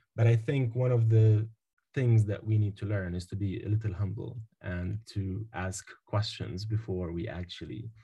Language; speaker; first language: English; non-native, fluent; Arabic